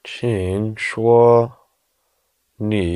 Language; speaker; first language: Chinese; non-native, learner; English